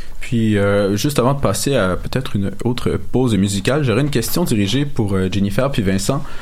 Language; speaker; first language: French; native; French